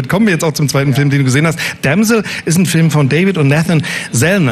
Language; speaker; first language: German; native; German